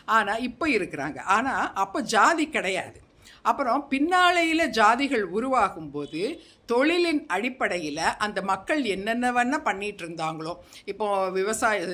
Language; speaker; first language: Tamil; non-native, local second language; Telugu